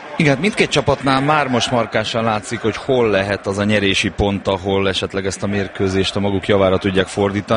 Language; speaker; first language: Hungarian; native; Hungarian